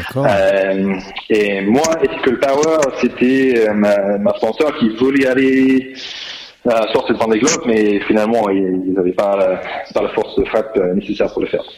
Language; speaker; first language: French; non-native, fluent; English